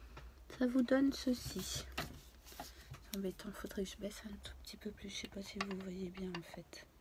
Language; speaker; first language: French; native; French